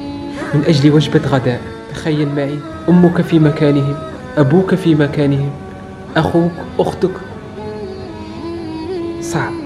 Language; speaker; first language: Arabic; native; Arabic